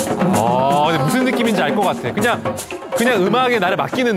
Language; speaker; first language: Korean; native; Korean